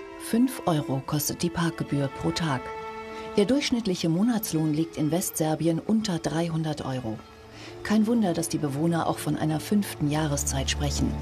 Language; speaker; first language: German; native; German